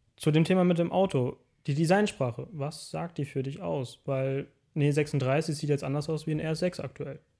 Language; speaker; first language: German; native; German